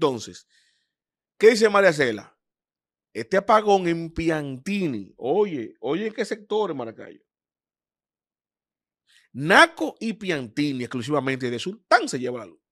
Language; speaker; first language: Spanish; native; Spanish